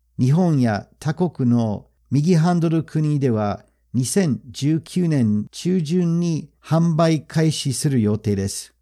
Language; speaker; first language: Japanese; non-native, fluent; English